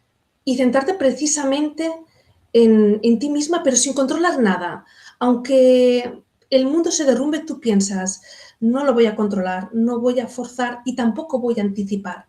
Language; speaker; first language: Spanish; native; Spanish